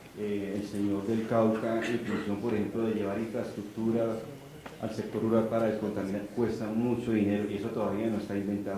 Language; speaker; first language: Spanish; native; Spanish